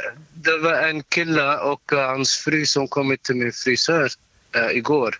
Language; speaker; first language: Swedish; non-native, learner; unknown